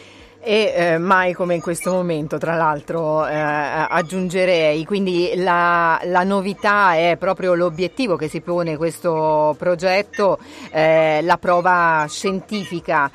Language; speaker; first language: Italian; native; Italian